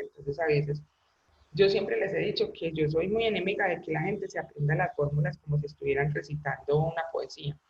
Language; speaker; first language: Spanish; native; Spanish